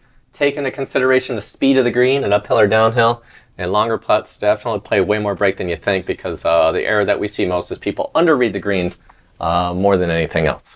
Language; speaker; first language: English; native; English